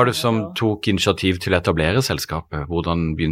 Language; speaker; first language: Norwegian; native; Norwegian